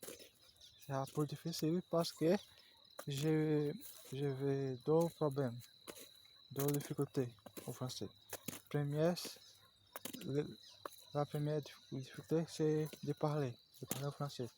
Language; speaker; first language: French; non-native, learner; Portuguese